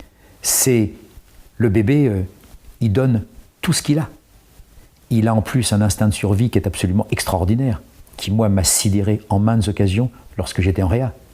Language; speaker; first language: French; native; French